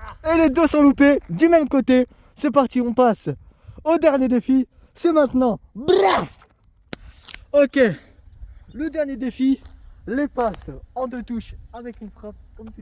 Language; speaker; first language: French; native; French